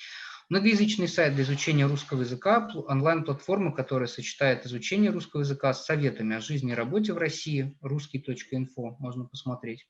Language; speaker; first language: Russian; native; Russian